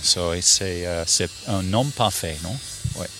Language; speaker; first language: French; non-native, learner; English